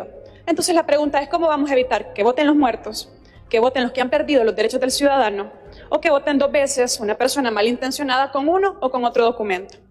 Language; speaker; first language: Spanish; native; Spanish